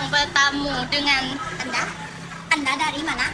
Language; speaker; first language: Indonesian; non-native, learner; Thai